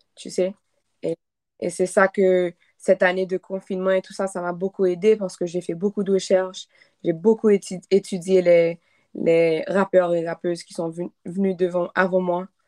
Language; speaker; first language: French; non-native, local second language; Haitian Creole